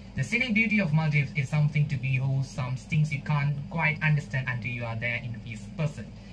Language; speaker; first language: English; non-native, local second language; Tamil